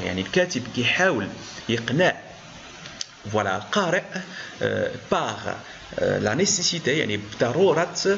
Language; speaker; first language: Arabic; native; Arabic